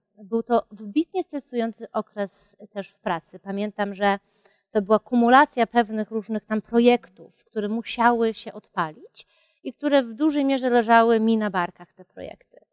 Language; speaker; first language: Polish; early bilingual, heritage; Polish